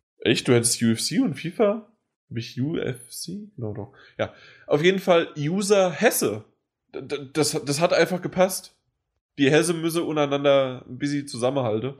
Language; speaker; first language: German; native; German